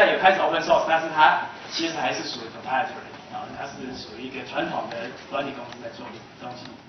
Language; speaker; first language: Chinese; native; Chinese